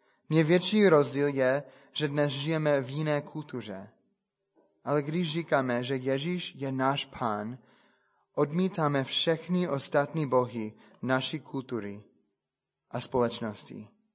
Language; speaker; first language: Czech; non-native, fluent; English